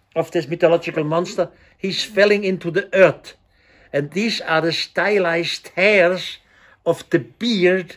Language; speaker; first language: English; non-native, fluent; German